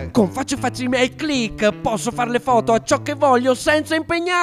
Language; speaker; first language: Italian; native; Italian